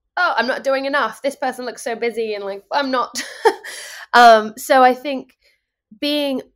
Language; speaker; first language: English; native; English